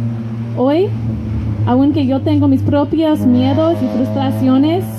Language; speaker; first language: Spanish; non-native, learner; English